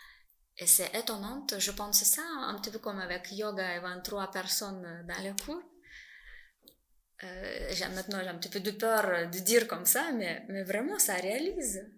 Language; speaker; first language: French; non-native, fluent; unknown